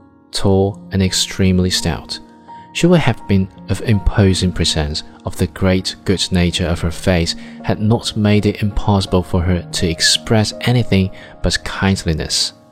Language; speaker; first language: English; non-native, fluent; Chinese